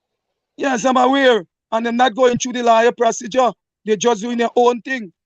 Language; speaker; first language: English; native; English